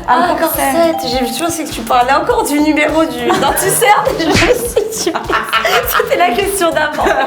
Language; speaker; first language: French; native; French